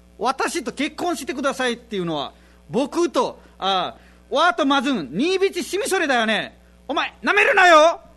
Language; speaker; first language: Japanese; non-native, fluent; Nepali